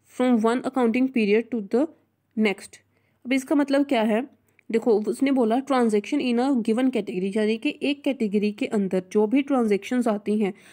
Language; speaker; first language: Hindi; non-native, local second language; Punjabi